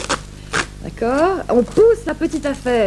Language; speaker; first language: French; native; French